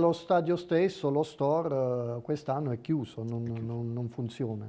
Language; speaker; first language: Italian; native; Italian